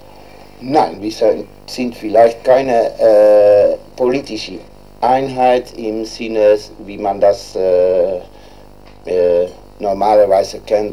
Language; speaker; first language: German; non-native, learner; Dutch